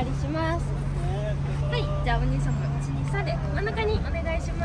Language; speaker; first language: Japanese; native; Japanese